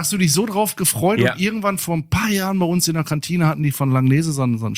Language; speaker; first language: German; native; German